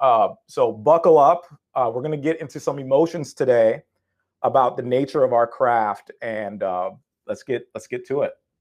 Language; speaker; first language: English; native; English